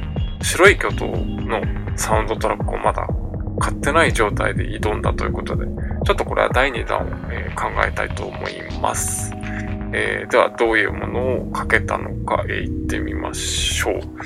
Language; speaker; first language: Japanese; native; Japanese